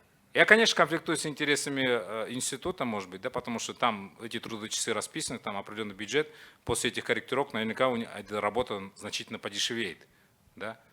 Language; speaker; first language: Russian; native; Russian